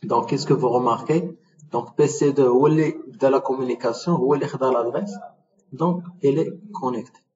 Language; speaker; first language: French; non-native, local second language; Arabic